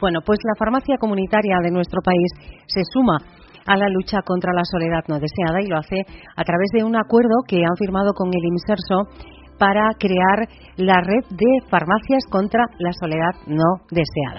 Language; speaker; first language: Spanish; native; Spanish